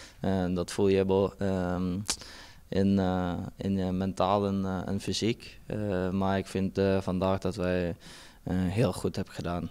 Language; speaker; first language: Dutch; non-native, fluent; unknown